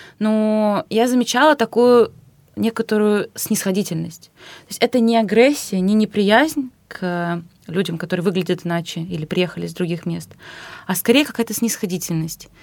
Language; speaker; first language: Russian; native; Russian